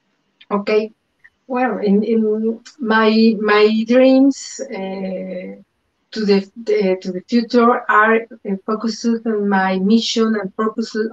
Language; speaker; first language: English; non-native, learner; Spanish